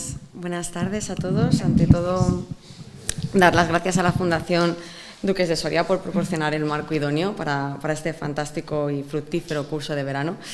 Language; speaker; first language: Spanish; native; Spanish